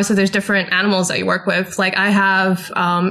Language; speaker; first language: English; native; English